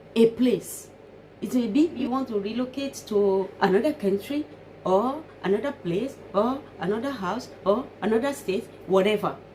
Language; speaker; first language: English; non-native, local second language; Yoruba